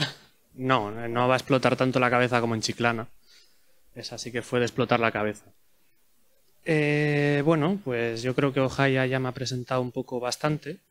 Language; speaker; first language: Spanish; native; Spanish